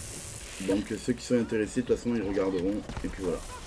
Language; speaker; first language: French; native; French